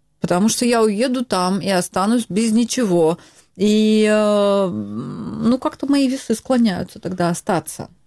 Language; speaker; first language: Russian; non-native, local second language; Ukrainian